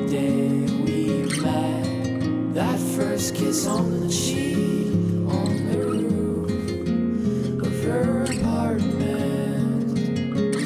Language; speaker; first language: English; native; English